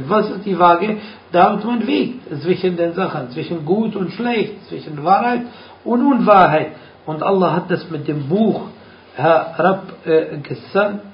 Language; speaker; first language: German; non-native, fluent; Arabic